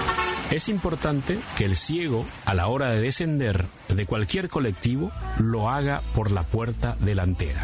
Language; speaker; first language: Spanish; native; Spanish